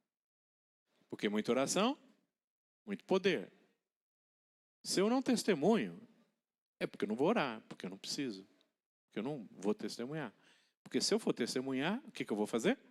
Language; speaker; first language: Portuguese; native; Portuguese